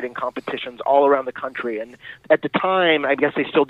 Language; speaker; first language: English; native; English